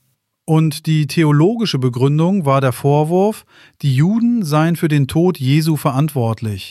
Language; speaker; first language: German; native; German